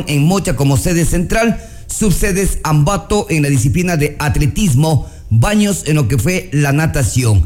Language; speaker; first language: Spanish; native; Spanish